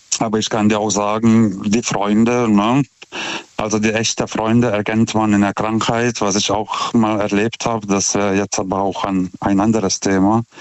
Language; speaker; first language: German; non-native, fluent; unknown